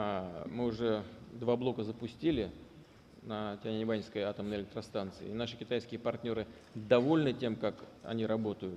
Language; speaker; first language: Russian; native; Russian